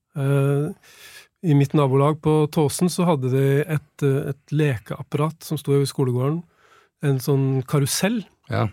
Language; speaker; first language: Norwegian; native; Norwegian